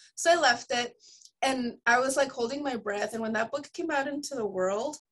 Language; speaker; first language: English; early bilingual, other home language; Spanish